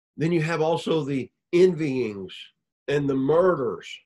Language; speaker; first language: English; native; English